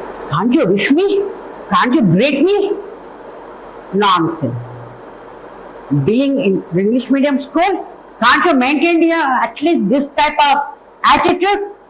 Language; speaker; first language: English; non-native, local second language; Telugu